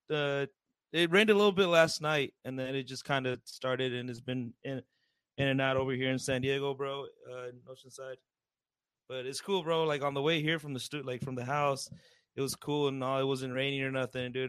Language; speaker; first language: English; early bilingual, other home language; Spanish